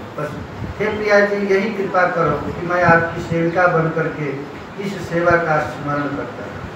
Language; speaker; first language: Hindi; non-native, local second language; Bangla